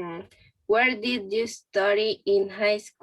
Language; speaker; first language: English; non-native, learner; Spanish